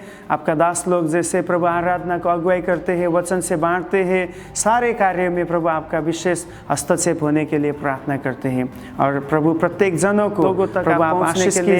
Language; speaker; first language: Hindi; non-native, local second language; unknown